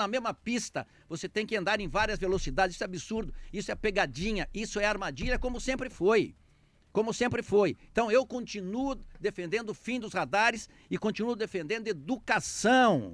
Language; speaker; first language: Portuguese; native; Portuguese